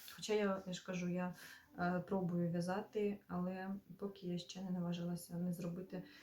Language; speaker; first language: Ukrainian; non-native, local second language; Russian